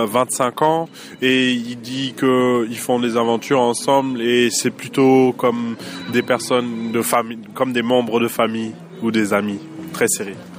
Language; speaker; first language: French; non-native, fluent; German